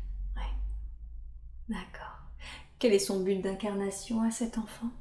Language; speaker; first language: French; native; French